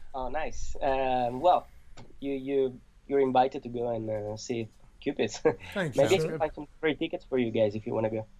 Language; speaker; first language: English; non-native, fluent; Italian